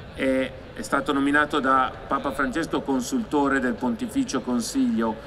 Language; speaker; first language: Italian; native; Italian